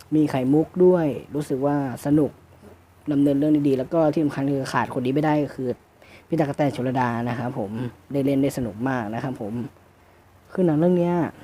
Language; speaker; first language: Thai; native; Thai